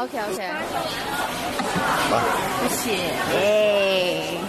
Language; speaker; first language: Chinese; early bilingual, heritage; Chinese